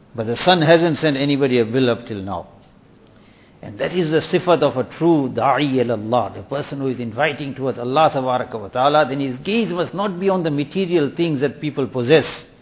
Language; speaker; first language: English; native; English